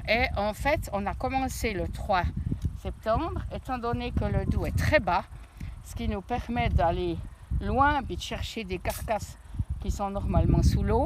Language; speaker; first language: French; native; French